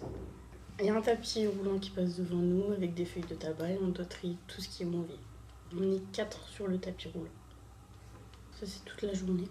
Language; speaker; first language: French; native; French